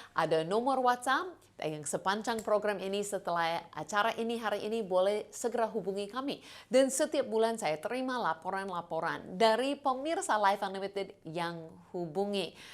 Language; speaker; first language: Indonesian; non-native, fluent; English